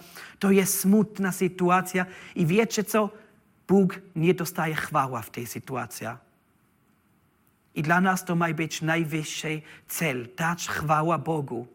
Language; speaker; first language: Polish; non-native, learner; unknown